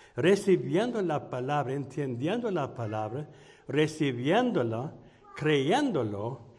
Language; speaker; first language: Spanish; non-native, fluent; English